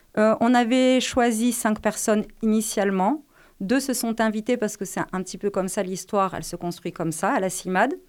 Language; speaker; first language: French; native; French